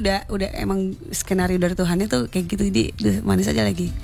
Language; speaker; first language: Indonesian; native; Indonesian